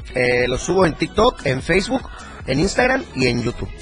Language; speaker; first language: Spanish; native; Spanish